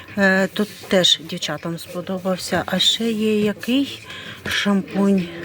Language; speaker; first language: Ukrainian; non-native, local second language; Russian